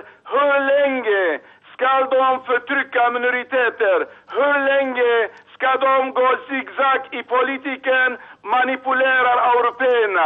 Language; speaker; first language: Swedish; non-native, fluent; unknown